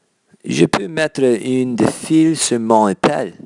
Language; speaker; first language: French; non-native, learner; English